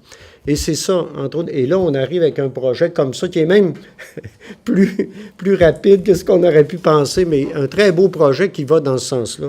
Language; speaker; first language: French; native; French